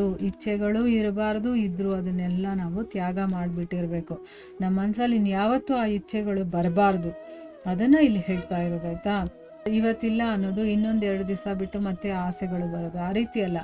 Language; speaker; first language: Kannada; native; Kannada